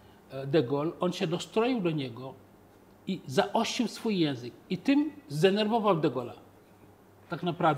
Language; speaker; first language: Polish; non-native, fluent; Wolof